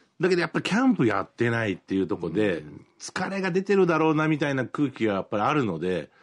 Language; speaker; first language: Japanese; native; Japanese